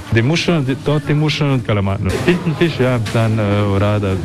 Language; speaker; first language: German; non-native, fluent; Slovenian